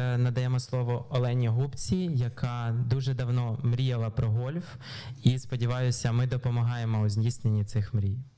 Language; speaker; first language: Ukrainian; native; Ukrainian